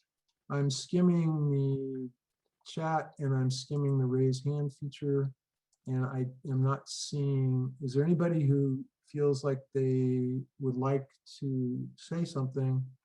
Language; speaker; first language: English; native; English